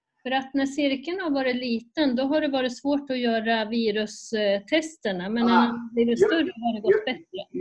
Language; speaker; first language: Swedish; native; Swedish